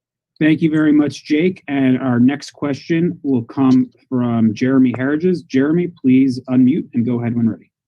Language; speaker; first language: English; native; English